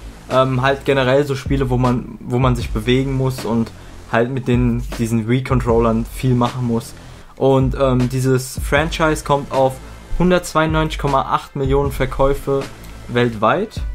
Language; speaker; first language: German; native; German